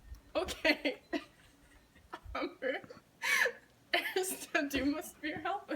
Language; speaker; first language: German; non-native, learner; English